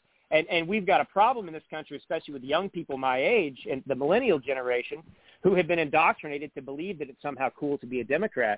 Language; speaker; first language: English; native; English